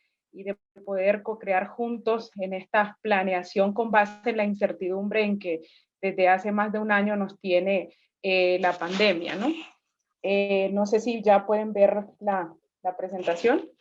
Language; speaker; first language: Spanish; native; Spanish